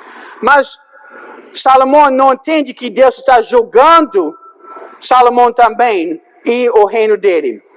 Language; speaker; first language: Portuguese; non-native, fluent; English